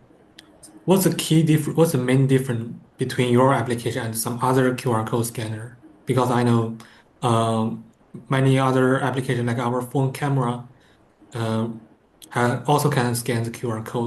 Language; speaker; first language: English; non-native, fluent; Chinese